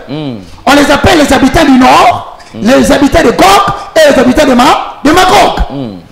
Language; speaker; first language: French; non-native, local second language; Lingala